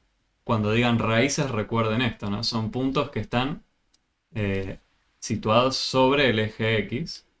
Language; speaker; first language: Spanish; native; Spanish